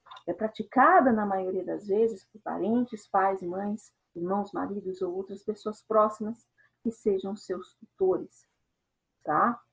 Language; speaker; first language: Portuguese; native; Portuguese